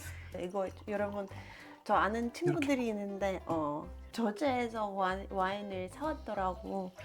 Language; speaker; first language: Korean; non-native, fluent; Ukrainian